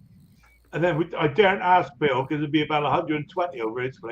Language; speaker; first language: English; native; English